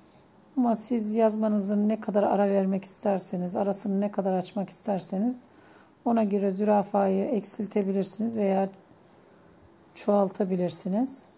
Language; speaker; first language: Turkish; native; Turkish